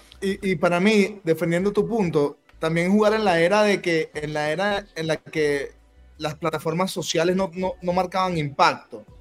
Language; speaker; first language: Spanish; native; Spanish